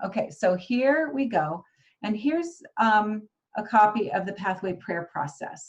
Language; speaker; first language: English; native; English